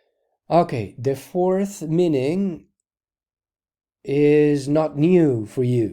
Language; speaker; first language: English; non-native, fluent; Spanish